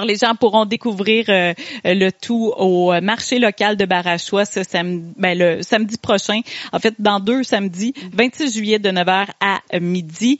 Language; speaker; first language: French; native; French